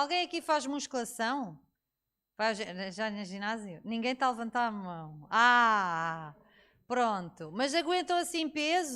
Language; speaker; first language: Portuguese; native; Portuguese